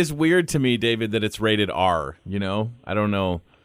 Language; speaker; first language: English; native; English